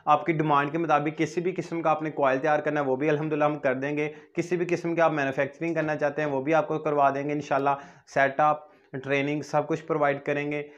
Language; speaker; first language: Urdu; non-native, local second language; Punjabi